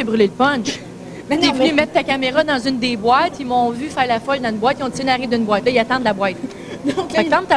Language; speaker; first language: French; native; French